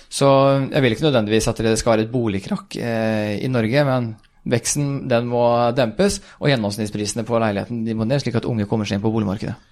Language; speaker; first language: Norwegian; early bilingual, other home language; Swedish